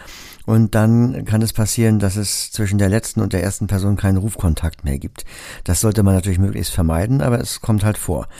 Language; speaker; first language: German; native; German